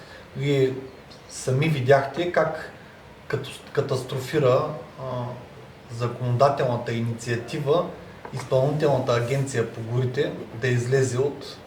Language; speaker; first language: Bulgarian; native; Bulgarian